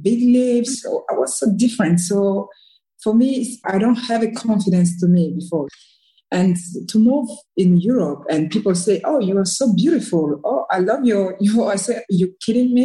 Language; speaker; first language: English; non-native, learner; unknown